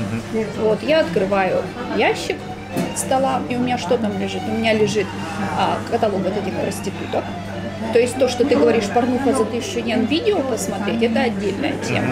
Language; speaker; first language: Russian; native; Russian